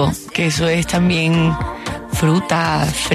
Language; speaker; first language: Spanish; native; Spanish